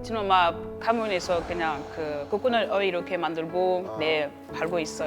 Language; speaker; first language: Korean; non-native, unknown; French